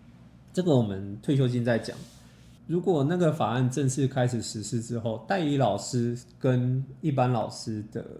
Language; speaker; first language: Chinese; native; Chinese